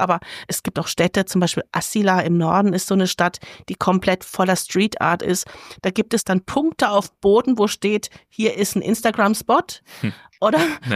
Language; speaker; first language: German; native; German